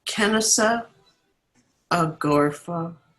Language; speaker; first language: Arabic; non-native, learner; English